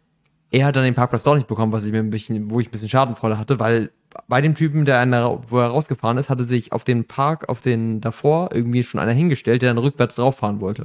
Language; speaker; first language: German; native; German